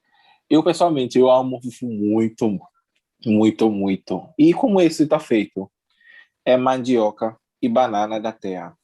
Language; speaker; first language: Portuguese; non-native, learner; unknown